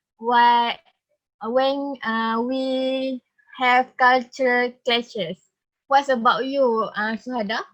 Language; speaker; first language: English; non-native, local second language; Malay